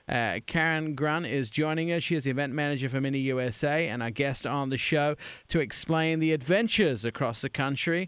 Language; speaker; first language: English; native; English